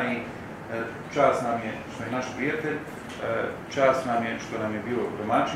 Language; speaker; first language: Croatian; native; Croatian